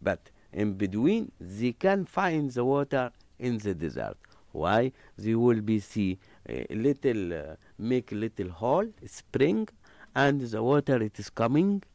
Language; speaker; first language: English; non-native, learner; Arabic